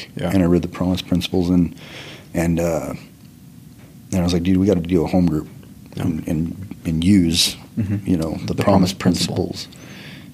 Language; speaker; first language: English; native; English